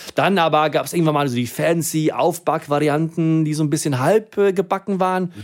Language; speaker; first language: German; native; German